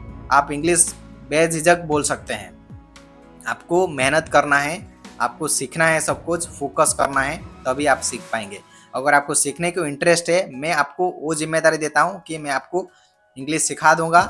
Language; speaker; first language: Hindi; non-native, local second language; Odia